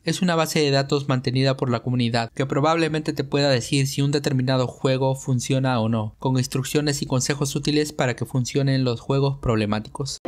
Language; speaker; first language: Spanish; native; Spanish